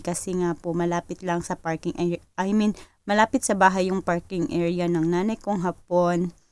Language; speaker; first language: Filipino; non-native, local second language; Cebuano